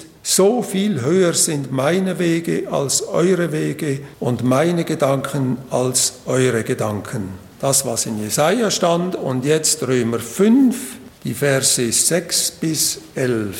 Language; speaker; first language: German; native; German